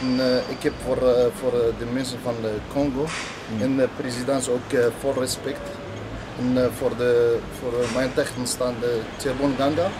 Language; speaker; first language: Dutch; non-native, learner; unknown